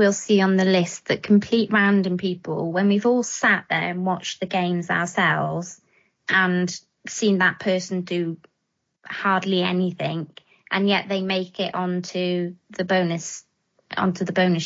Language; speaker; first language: English; native; English